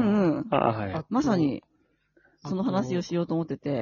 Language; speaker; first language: Japanese; native; Japanese